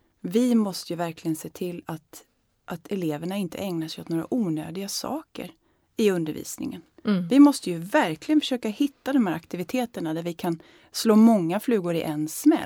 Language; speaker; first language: Swedish; native; Swedish